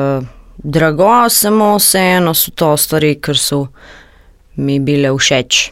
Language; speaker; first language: Slovenian; non-native, learner; Croatian